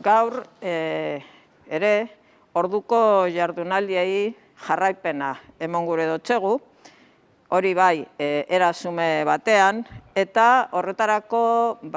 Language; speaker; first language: Basque; native; Basque